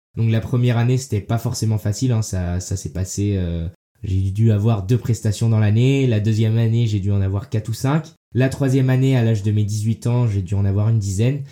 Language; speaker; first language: French; early bilingual, heritage; French